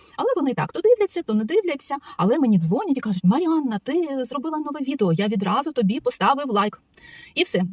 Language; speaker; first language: Ukrainian; non-native, local second language; Russian